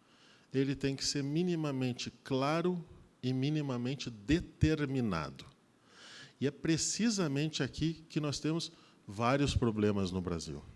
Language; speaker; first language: Portuguese; native; Portuguese